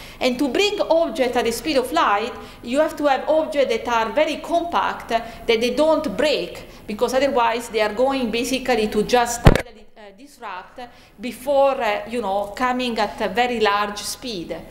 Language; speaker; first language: English; non-native, fluent; Italian